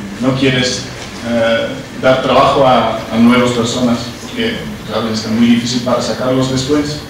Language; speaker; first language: Spanish; non-native, learner; Dutch